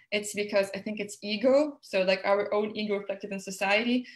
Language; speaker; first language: English; non-native, fluent; Arabic